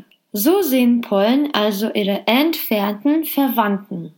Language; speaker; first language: German; non-native, fluent; Polish